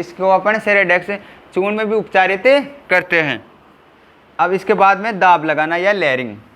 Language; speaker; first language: Hindi; native; Hindi